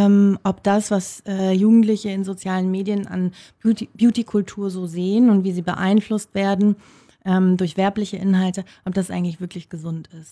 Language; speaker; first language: German; native; German